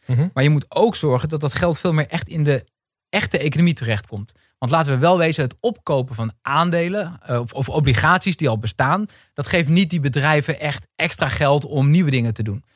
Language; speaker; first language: Dutch; native; Dutch